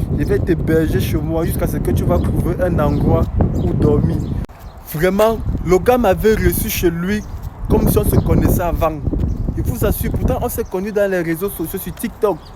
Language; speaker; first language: French; native; French